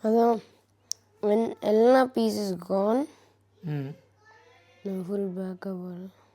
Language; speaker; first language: Tamil; early bilingual, heritage; Tamil